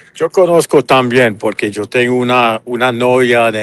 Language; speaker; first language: Spanish; non-native, learner; English